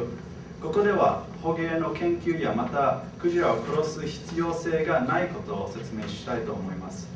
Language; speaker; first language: Japanese; non-native, fluent; English